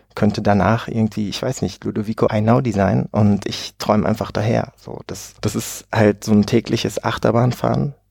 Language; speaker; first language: German; native; German